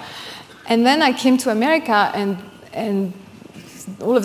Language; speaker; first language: English; non-native, fluent; French